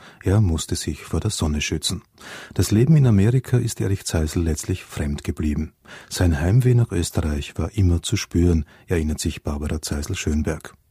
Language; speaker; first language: German; native; German